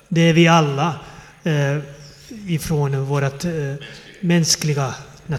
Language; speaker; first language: Swedish; non-native, fluent; Finnish